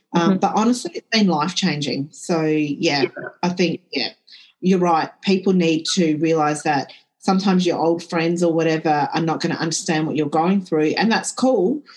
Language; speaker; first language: English; early bilingual, other home language; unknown